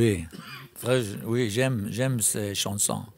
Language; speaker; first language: French; non-native, fluent; Hebrew